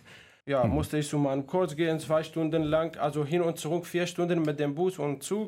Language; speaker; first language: German; non-native, fluent; Kurdish